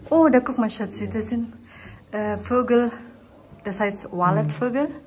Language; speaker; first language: German; non-native, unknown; Indonesian